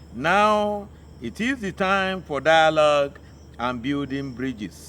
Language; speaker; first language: English; non-native, local second language; Yoruba